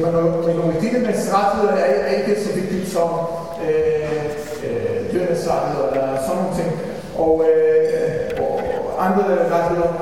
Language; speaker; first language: Danish; non-native, fluent; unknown